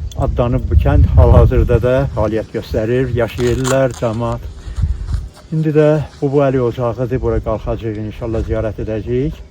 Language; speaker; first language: Azerbaijani; non-native, local second language; Talysh